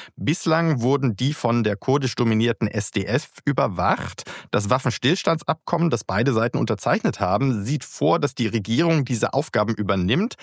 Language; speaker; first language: German; native; German